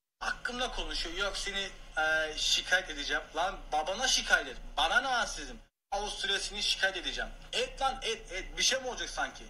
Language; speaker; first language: Turkish; early bilingual, heritage; Turkish